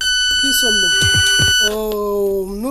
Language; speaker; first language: French; non-native, local second language; Comorian